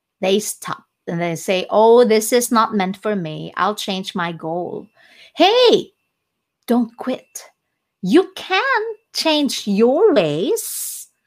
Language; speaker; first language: English; non-native, local second language; Cebuano